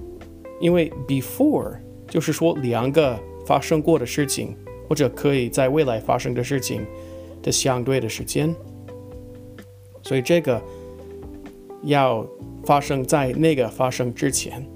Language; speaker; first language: Chinese; non-native, fluent; English